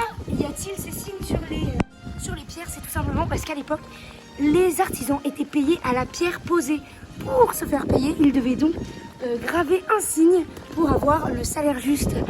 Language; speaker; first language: French; native; French